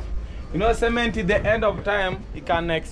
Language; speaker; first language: English; non-native, learner; Swahili